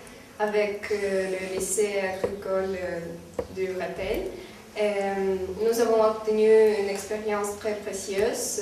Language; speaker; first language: French; non-native, fluent; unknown